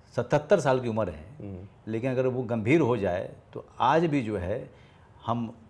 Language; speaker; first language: Hindi; native; Hindi